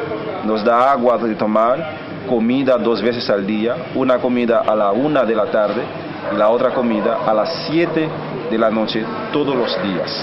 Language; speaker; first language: Spanish; non-native, fluent; Haitian Creole